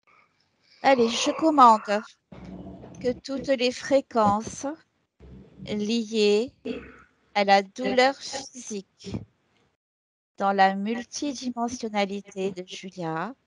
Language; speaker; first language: French; native; French